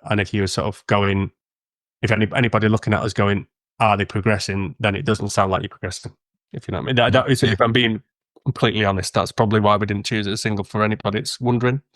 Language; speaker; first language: English; native; English